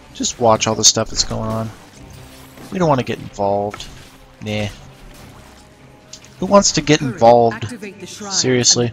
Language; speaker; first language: English; native; English